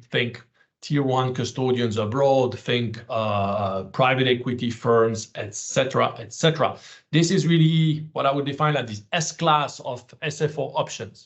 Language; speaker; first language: English; non-native, fluent; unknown